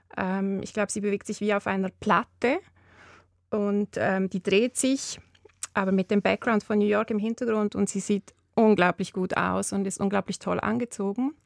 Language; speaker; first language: German; early bilingual, other home language; Albanian